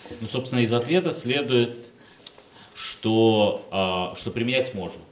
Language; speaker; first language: Russian; native; Russian